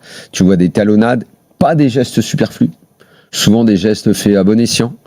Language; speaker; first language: French; native; French